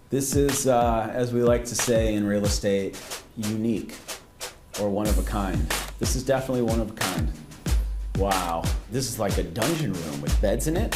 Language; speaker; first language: English; native; English